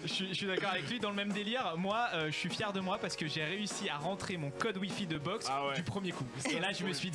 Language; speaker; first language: French; native; French